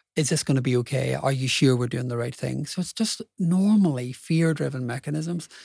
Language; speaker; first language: English; native; English